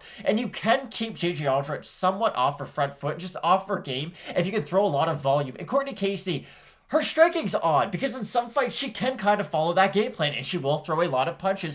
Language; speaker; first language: English; native; English